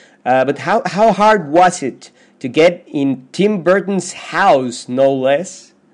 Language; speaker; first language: English; non-native, fluent; Spanish